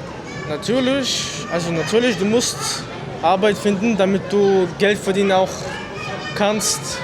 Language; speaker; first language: German; non-native, fluent; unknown